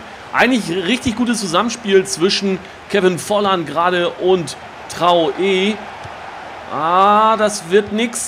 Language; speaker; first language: German; native; German